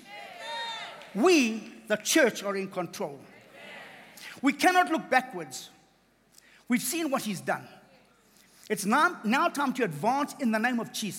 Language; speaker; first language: English; native; English